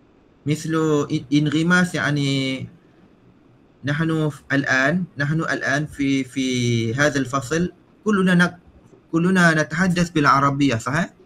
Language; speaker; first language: Arabic; non-native, fluent; Malay